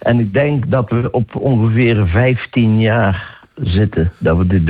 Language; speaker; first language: Dutch; native; Dutch